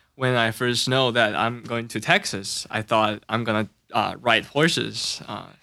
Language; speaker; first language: English; non-native, learner; Chinese